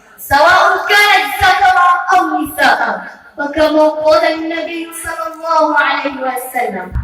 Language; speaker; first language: Arabic; non-native, learner; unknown